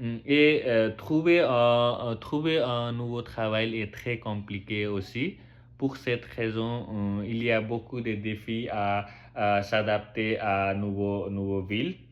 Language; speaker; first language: French; non-native, learner; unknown